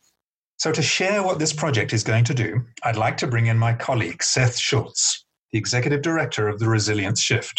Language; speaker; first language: English; native; English